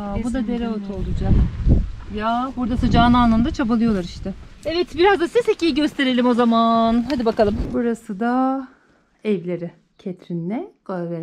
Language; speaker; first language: Turkish; native; Turkish